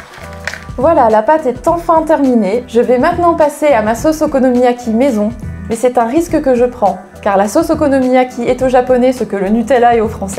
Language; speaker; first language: French; native; French